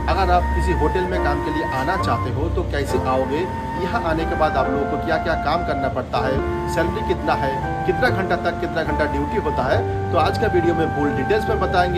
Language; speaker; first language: Hindi; non-native, local second language; Bangla